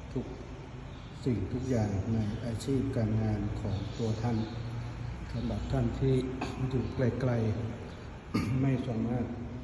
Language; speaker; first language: Thai; non-native, local second language; Northern Khmer